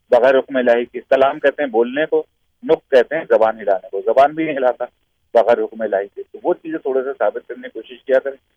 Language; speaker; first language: Urdu; native; Urdu